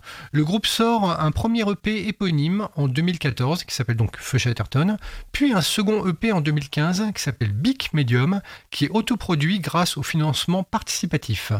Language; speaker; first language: French; native; French